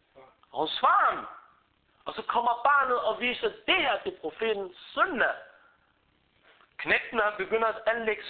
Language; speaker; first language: Danish; early bilingual, other home language; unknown